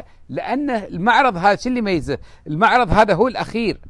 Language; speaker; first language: Arabic; native; Arabic